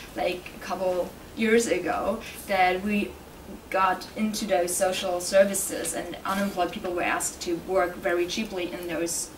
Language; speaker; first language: English; non-native, fluent; German